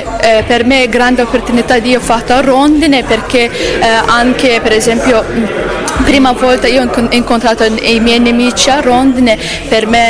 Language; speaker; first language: Italian; non-native, learner; Azerbaijani